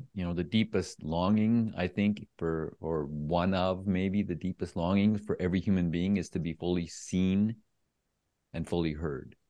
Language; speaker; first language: English; native; English